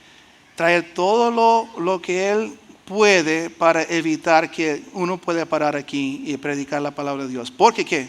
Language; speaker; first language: Spanish; early bilingual, heritage; Spanish